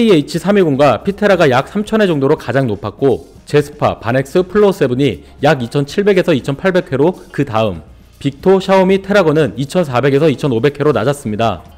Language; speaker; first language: Korean; native; Korean